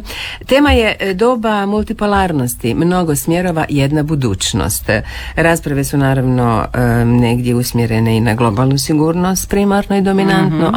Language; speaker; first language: Serbian; native; Serbian